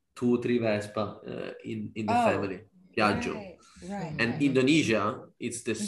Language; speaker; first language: English; non-native, fluent; Italian